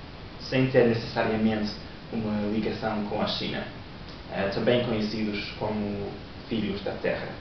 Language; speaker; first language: Portuguese; non-native, learner; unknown